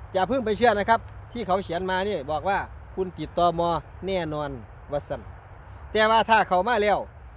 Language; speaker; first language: Thai; native; Thai